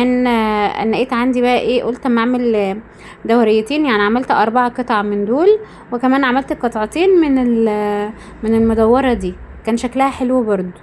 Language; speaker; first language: Arabic; native; Arabic